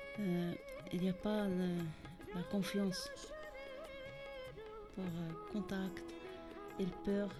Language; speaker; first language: French; non-native, learner; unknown